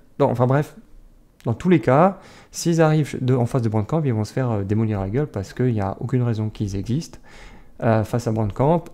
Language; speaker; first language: French; native; French